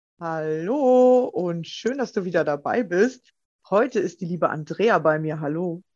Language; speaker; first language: German; native; German